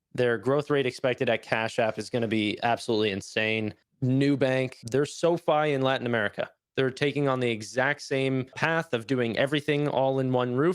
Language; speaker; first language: English; native; English